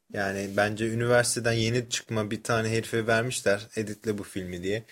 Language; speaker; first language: Turkish; early bilingual, other home language; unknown